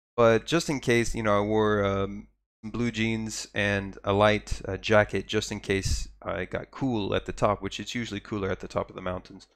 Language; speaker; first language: English; native; English